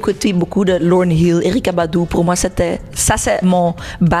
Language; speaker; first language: French; non-native, local second language; Dutch